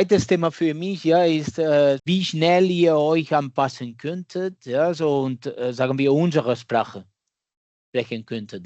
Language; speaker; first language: German; non-native, fluent; Catalan